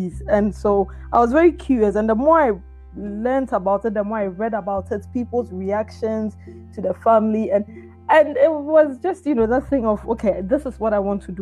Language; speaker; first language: English; non-native, local second language; Akan